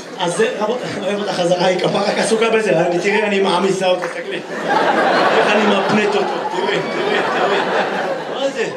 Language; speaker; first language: Hebrew; native; Hebrew